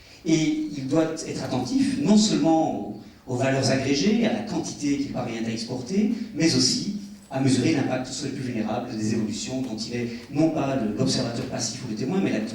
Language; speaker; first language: French; native; French